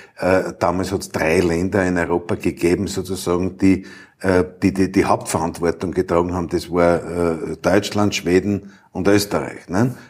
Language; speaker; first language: German; native; German